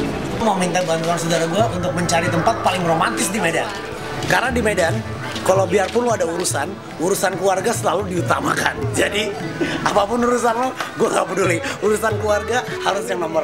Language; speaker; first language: Indonesian; native; Indonesian